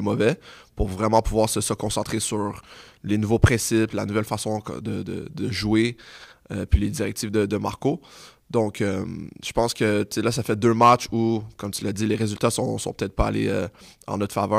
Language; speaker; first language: French; native; French